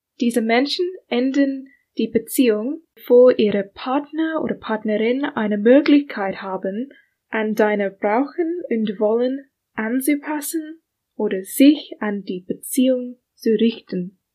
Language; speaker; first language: German; non-native, learner; English